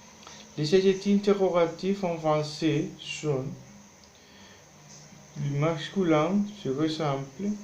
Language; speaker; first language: French; non-native, learner; Spanish